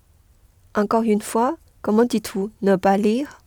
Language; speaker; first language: French; non-native, fluent; Chinese